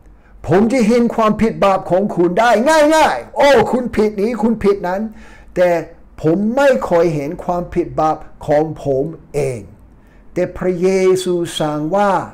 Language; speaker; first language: Thai; non-native, fluent; English